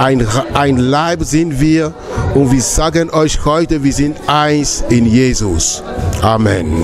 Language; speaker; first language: German; non-native, fluent; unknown